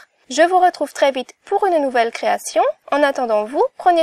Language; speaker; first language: French; native; French